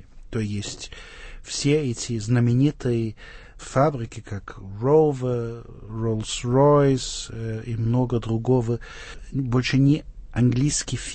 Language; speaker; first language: Russian; non-native, fluent; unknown